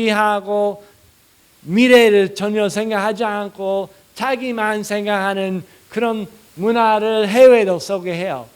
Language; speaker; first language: Korean; non-native, fluent; English